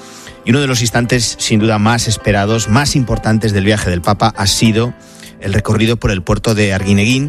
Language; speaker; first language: Spanish; native; Spanish